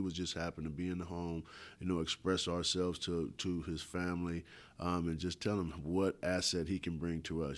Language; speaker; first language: English; native; English